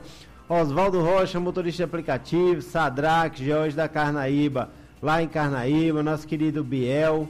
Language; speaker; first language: Portuguese; native; Portuguese